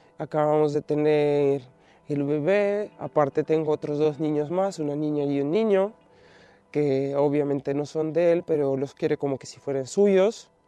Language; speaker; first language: Spanish; non-native, fluent; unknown